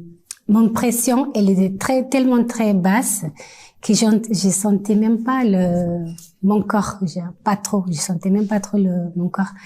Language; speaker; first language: French; non-native, fluent; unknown